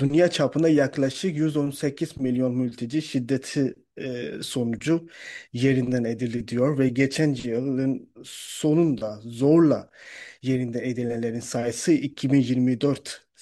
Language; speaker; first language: Turkish; non-native, fluent; Urdu